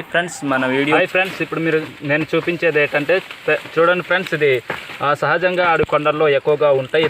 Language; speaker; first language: Telugu; non-native, local second language; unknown